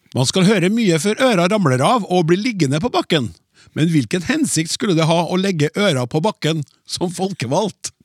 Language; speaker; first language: Norwegian; native; Norwegian